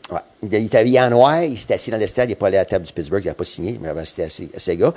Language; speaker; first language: French; non-native, local second language; English